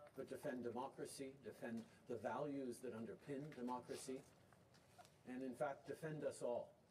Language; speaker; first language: English; early bilingual, other home language; French